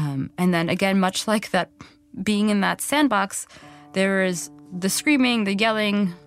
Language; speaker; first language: English; native; English